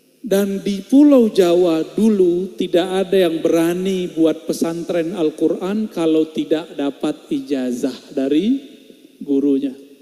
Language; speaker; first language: Indonesian; non-native, local second language; Minangkabau